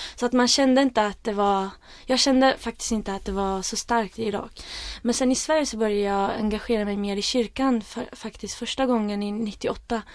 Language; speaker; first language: Swedish; non-native, fluent; Arabic